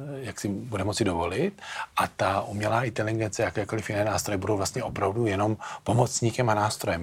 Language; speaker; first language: Czech; native; Czech